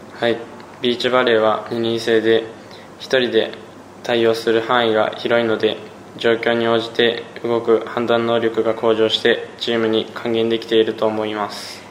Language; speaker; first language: Japanese; native; Japanese